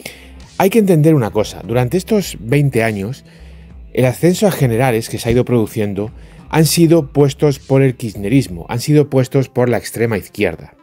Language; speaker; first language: Spanish; native; Spanish